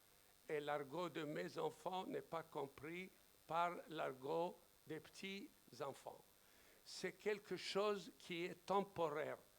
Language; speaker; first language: French; non-native, fluent; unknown